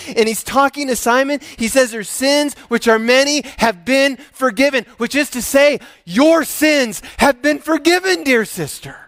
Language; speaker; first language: English; native; English